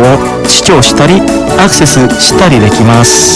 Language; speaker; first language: Japanese; non-native, fluent; Indonesian